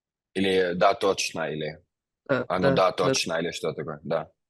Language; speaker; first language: Russian; non-native, fluent; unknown